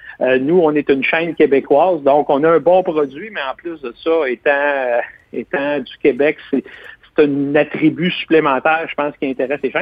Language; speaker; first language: French; native; French